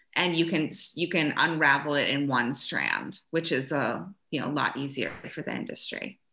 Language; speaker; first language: English; early bilingual, other home language; German